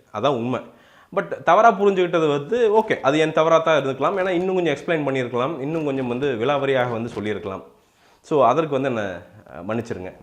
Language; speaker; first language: Tamil; native; Tamil